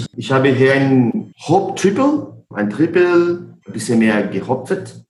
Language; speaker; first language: German; non-native, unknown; Portuguese